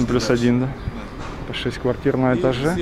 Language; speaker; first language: Russian; native; Russian